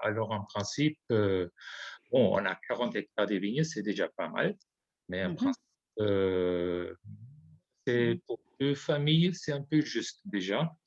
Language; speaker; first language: French; non-native, fluent; German